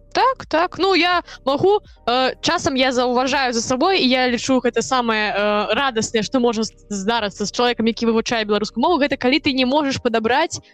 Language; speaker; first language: Belarusian; non-native, local second language; Russian